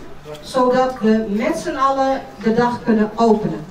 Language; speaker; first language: Dutch; early bilingual, other home language; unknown